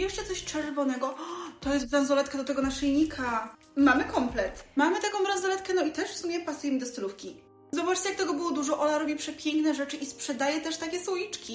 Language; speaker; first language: Polish; native; Polish